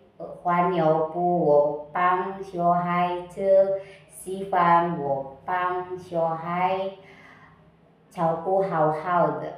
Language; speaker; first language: Chinese; non-native, learner; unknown